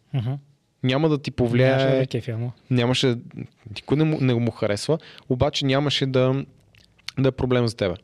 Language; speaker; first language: Bulgarian; native; Bulgarian